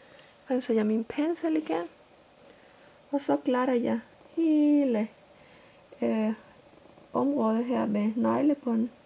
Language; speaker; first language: Danish; non-native, fluent; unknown